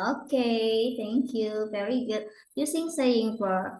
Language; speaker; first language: English; non-native, learner; Indonesian